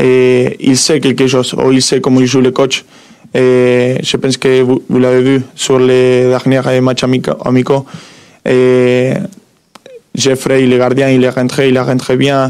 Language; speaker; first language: French; non-native, fluent; Spanish